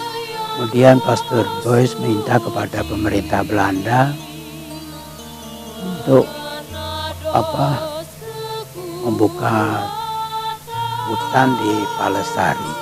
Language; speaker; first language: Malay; non-native, local second language; Balinese